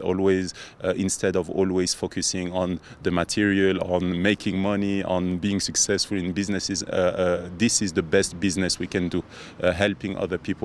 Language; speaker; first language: English; non-native, fluent; French